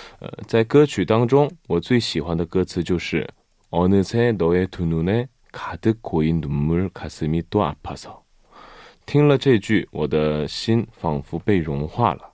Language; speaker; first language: Chinese; non-native, fluent; Korean